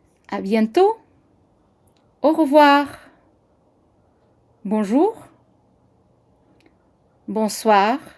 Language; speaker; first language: French; non-native, fluent; English